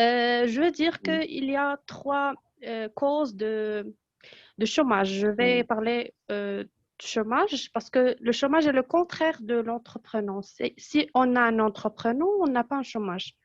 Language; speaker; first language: French; non-native, local second language; Arabic